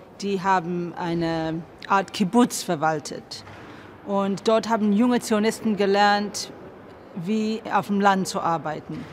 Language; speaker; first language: German; non-native, fluent; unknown